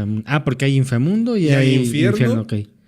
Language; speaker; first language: Spanish; native; Spanish